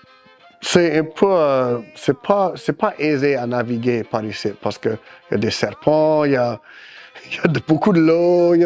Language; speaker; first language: French; early bilingual, heritage; French